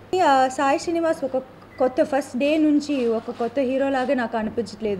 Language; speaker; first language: Telugu; non-native, local second language; Tamil